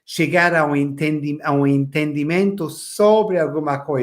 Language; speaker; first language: Portuguese; non-native, fluent; English